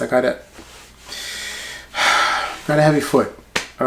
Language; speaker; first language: English; native; English